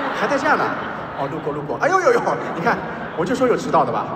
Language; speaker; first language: Chinese; native; Chinese